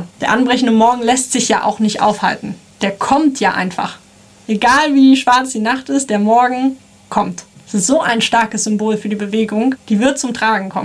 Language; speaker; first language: German; native; German